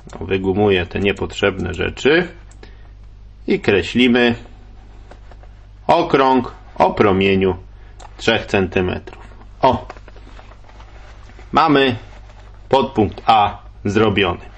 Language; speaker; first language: Polish; native; Polish